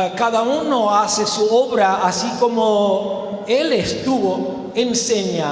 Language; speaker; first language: Spanish; non-native, learner; Romanian